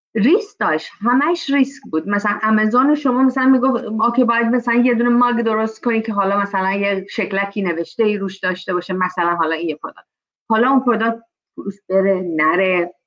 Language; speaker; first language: Persian; early bilingual, heritage; Persian